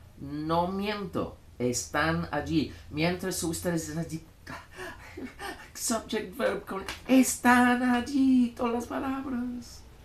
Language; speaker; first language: Spanish; non-native, fluent; English